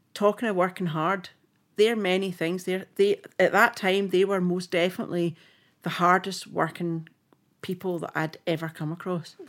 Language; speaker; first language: English; native; English